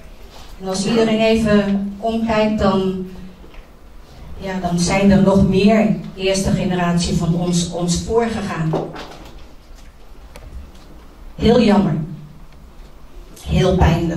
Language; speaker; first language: Dutch; early bilingual, other home language; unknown